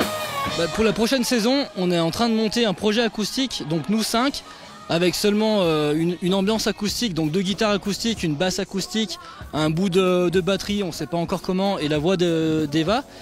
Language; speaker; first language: French; native; French